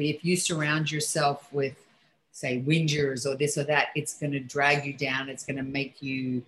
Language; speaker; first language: English; native; English